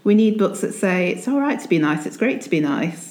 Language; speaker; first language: English; native; English